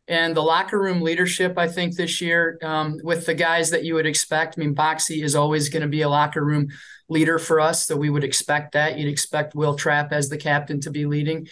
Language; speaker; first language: English; native; English